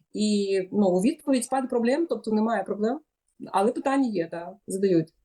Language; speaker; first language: Ukrainian; native; Ukrainian